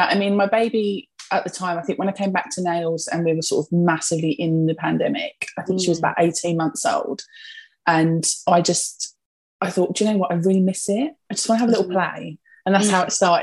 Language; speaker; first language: English; native; English